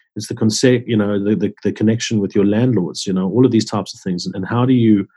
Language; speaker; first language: English; native; English